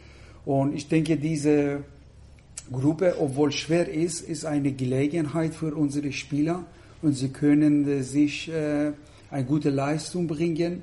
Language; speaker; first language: German; non-native, fluent; Persian